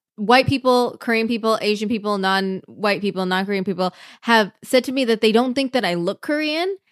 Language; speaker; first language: English; native; English